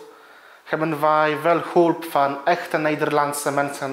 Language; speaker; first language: Dutch; non-native, learner; Polish